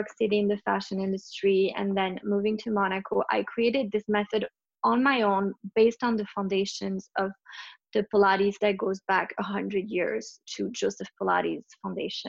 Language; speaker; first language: English; native; English